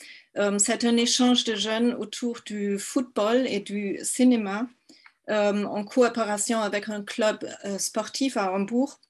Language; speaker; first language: French; non-native, fluent; German